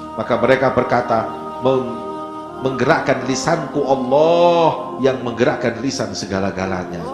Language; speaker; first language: Indonesian; native; Indonesian